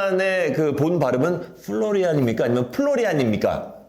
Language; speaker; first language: Korean; native; Korean